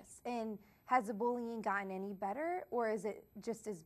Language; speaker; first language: English; native; English